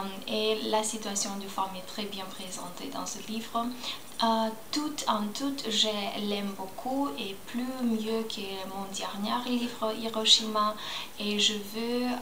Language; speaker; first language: French; non-native, learner; Spanish